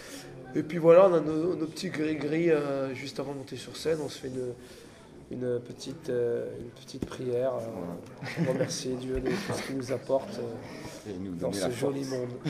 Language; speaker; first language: French; native; French